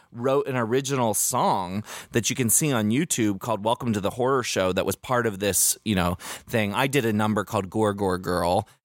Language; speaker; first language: English; native; English